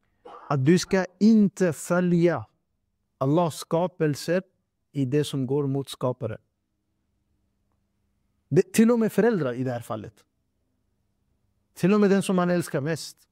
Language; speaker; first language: Swedish; non-native, fluent; Urdu